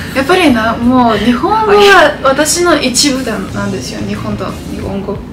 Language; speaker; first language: Japanese; non-native, fluent; Bulgarian